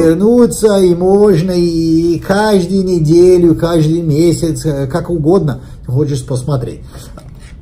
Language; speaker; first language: Russian; non-native, learner; Portuguese